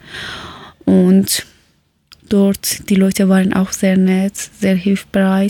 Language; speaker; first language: German; non-native, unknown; Persian